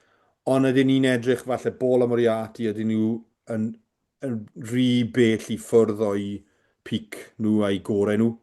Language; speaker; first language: Welsh; native; Welsh